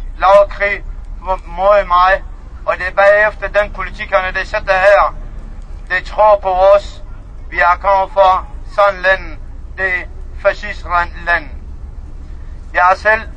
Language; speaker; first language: Danish; non-native, learner; Central Kurdish